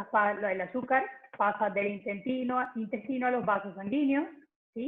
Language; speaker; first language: Spanish; native; Spanish